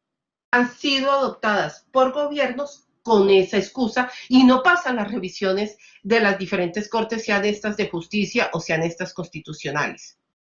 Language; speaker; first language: Spanish; native; Spanish